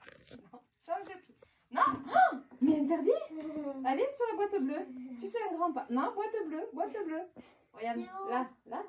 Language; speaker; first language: French; native; French